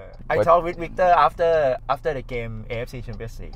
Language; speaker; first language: English; non-native, learner; Thai